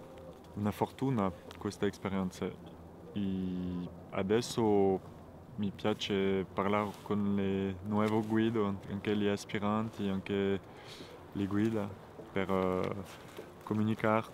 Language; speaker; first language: Italian; non-native, fluent; French